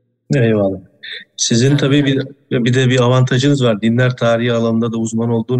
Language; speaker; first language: Turkish; native; Turkish